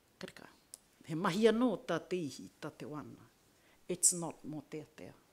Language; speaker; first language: Māori; native; Māori